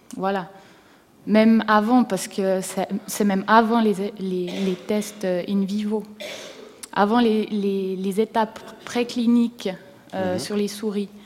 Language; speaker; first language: French; native; French